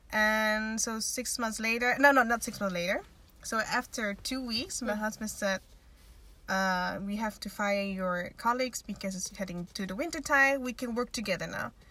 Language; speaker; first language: English; non-native, fluent; Dutch